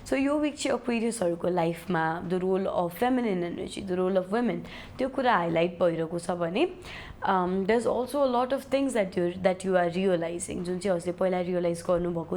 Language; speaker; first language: Nepali; native; Nepali